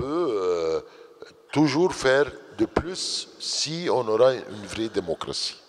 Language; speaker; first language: French; non-native, fluent; Arabic